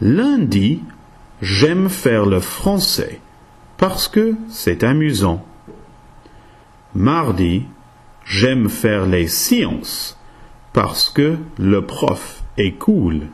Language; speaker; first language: French; non-native, learner; English